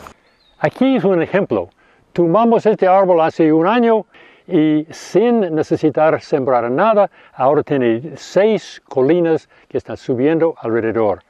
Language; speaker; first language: Spanish; non-native, fluent; English